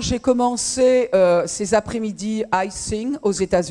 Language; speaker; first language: French; native; French